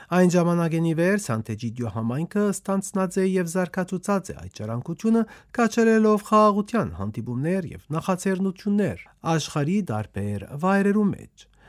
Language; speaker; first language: Armenian; native; Armenian